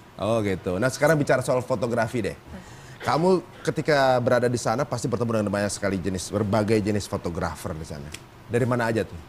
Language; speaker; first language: Indonesian; native; Indonesian